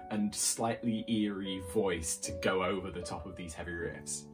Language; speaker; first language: English; native; English